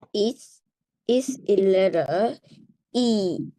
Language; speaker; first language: English; non-native, learner; Vietnamese